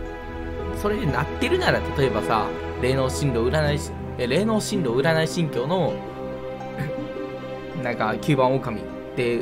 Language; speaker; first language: Japanese; native; Japanese